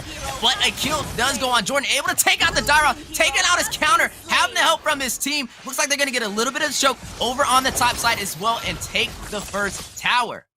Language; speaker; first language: English; native; English